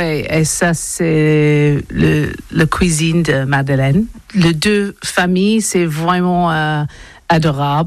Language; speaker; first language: French; non-native, learner; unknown